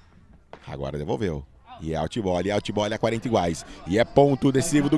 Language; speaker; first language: Portuguese; native; Portuguese